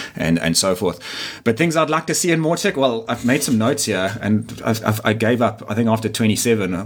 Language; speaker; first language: English; native; English